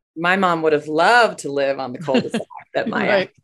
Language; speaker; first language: English; native; English